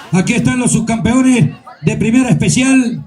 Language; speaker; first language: Spanish; native; Spanish